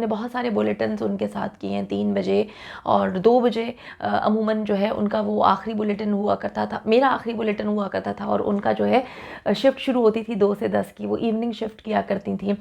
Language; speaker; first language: Urdu; native; Urdu